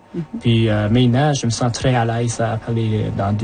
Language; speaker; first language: French; early bilingual, other home language; Japanese